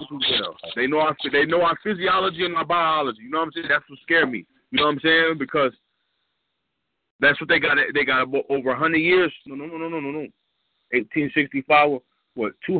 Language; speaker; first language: English; native; English